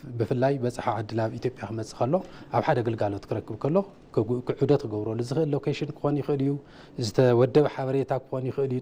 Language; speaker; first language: Tigrinya; native; Tigrinya